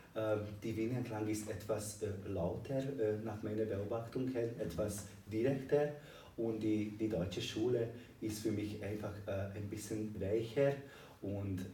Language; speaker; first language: German; non-native, fluent; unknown